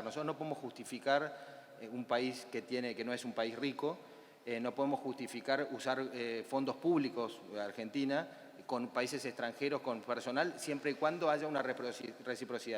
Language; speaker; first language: Spanish; native; Spanish